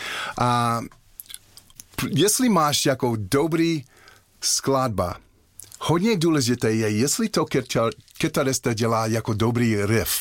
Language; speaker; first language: Czech; non-native, learner; English